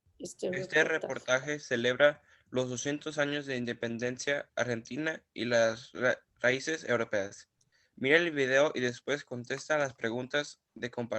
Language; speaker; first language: Spanish; early bilingual, heritage; Spanish